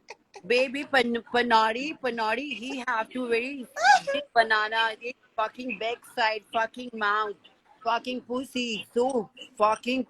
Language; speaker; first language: English; non-native, learner; Hindi